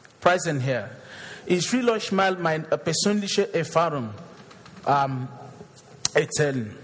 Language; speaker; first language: German; non-native, fluent; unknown